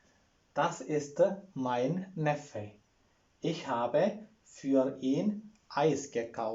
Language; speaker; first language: German; non-native, fluent; Malayalam